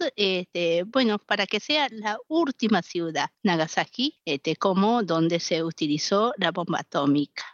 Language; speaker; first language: Spanish; non-native, fluent; Japanese